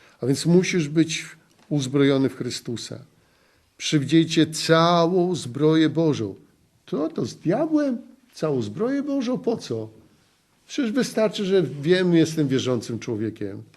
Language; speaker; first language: Polish; native; Polish